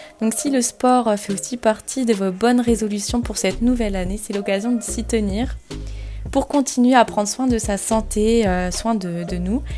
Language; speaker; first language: French; native; French